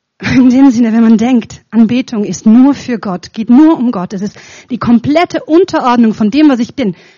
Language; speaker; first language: German; non-native, fluent; Romanian